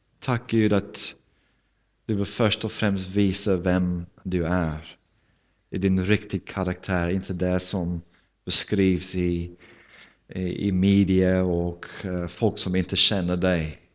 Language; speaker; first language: Swedish; non-native, fluent; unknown